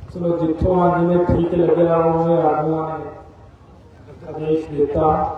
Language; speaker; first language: Hindi; non-native, local second language; Punjabi